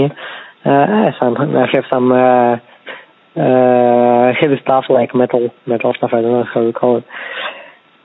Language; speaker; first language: English; non-native, learner; Kazakh